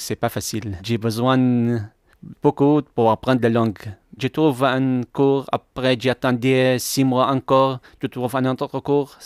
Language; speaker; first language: French; non-native, learner; Arabic